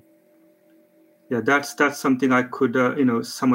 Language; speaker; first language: English; non-native, local second language; Marathi